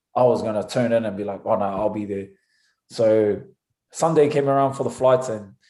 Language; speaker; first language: English; native; English